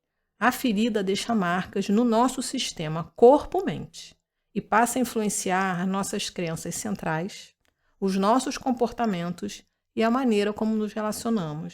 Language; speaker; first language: Portuguese; native; Portuguese